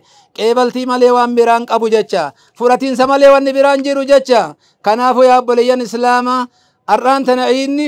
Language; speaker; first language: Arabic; non-native, fluent; Oromo